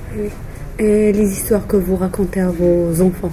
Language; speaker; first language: French; non-native, local second language; Arabic